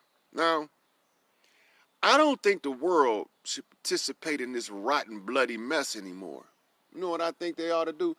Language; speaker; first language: English; native; English